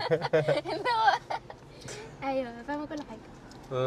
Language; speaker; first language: Arabic; native; Arabic